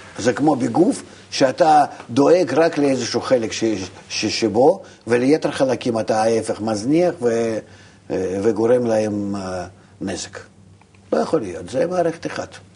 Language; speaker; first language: Hebrew; non-native, fluent; Russian